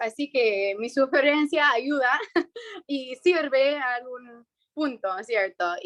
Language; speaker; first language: Spanish; non-native, fluent; English